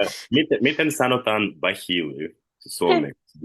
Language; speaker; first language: Finnish; non-native, learner; Russian